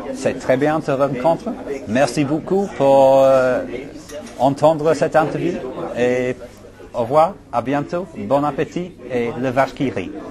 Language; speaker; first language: French; non-native, learner; English